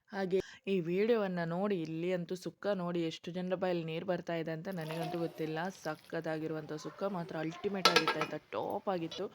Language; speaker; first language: Kannada; non-native, local second language; Tulu